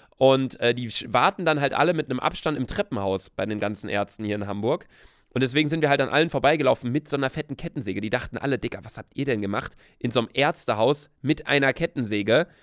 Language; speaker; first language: German; native; German